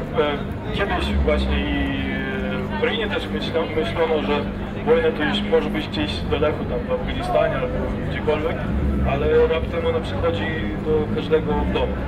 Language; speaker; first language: Polish; non-native, fluent; Ukrainian